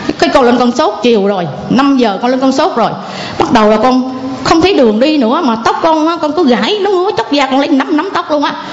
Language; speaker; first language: Vietnamese; non-native, local second language; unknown